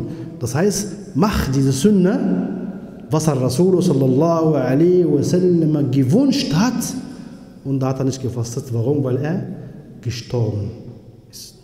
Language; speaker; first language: German; non-native, fluent; Arabic